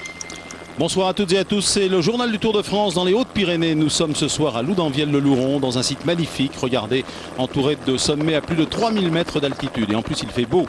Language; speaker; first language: French; native; French